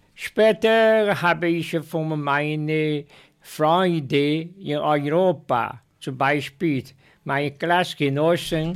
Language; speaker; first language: German; non-native, learner; Chinese